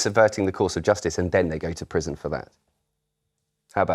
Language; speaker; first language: English; native; English